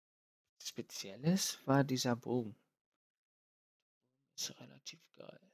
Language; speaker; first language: German; native; German